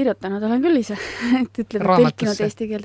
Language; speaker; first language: Estonian; native; Estonian